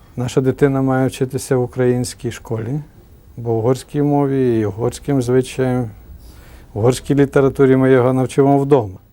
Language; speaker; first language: Ukrainian; non-native, local second language; Hungarian